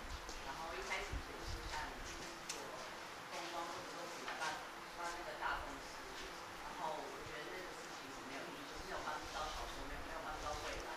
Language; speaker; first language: Chinese; early bilingual, heritage; Chinese